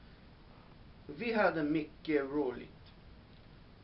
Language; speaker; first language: Swedish; non-native, learner; English